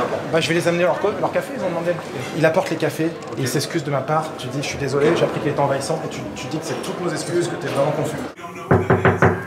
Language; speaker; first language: French; native; French